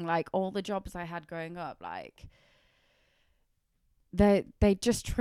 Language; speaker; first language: English; native; English